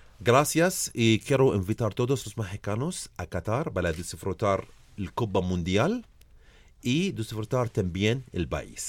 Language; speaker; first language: Spanish; non-native, learner; Arabic